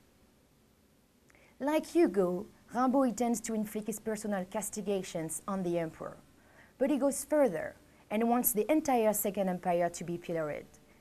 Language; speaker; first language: English; non-native, fluent; French